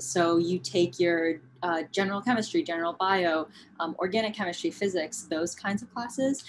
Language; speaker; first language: English; native; English